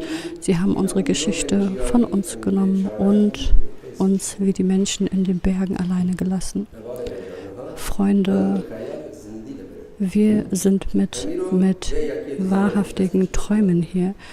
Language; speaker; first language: German; non-native, fluent; Kurdish